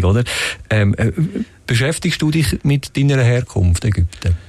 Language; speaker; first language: German; native; German